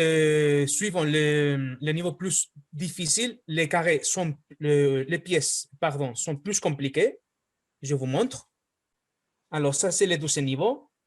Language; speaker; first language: French; non-native, fluent; Spanish